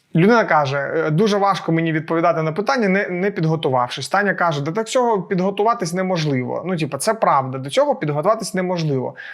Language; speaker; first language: Ukrainian; non-native, local second language; Russian